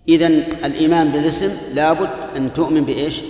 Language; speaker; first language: Arabic; native; Arabic